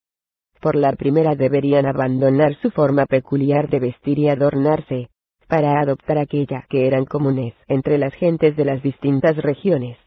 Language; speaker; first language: Spanish; native; Spanish